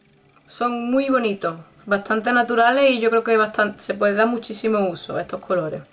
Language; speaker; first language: Spanish; native; Spanish